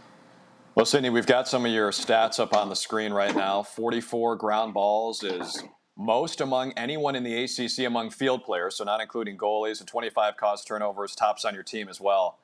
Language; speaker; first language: English; native; English